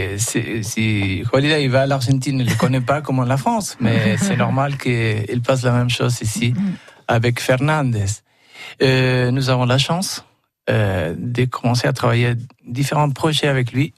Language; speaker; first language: French; non-native, learner; Spanish